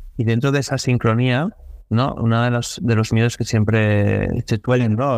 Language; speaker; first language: Spanish; native; Spanish